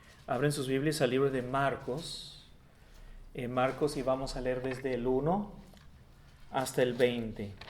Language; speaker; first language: Spanish; non-native, fluent; English